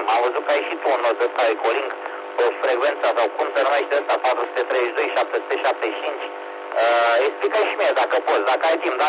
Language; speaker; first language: Romanian; native; Romanian